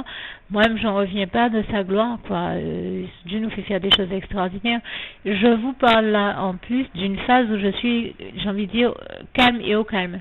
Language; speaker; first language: French; native; French